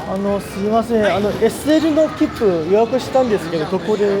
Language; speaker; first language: Japanese; non-native, fluent; Korean